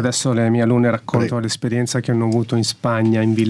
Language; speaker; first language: Italian; native; Italian